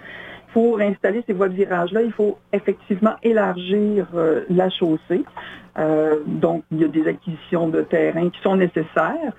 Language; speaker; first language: French; native; French